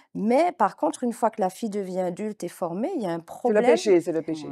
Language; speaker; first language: French; native; French